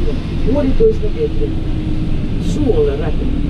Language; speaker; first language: Finnish; non-native, fluent; Russian